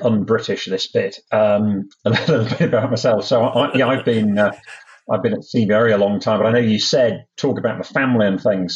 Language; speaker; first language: English; native; English